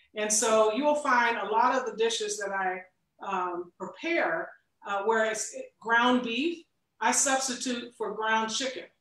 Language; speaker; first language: English; native; English